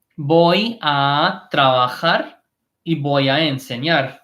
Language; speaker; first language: Spanish; non-native, fluent; English